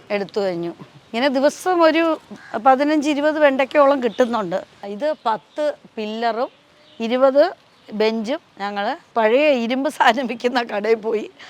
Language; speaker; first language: Malayalam; non-native, local second language; Tamil